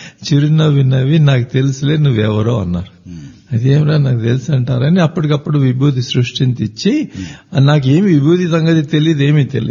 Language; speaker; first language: Telugu; native; Telugu